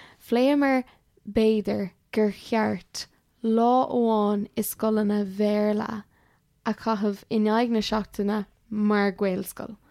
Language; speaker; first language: Irish; non-native, local second language; English